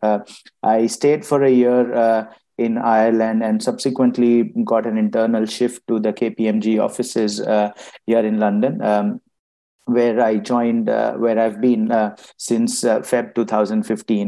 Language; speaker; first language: English; non-native, local second language; Gujarati